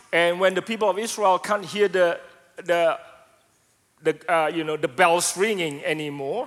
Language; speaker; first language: English; non-native, fluent; Indonesian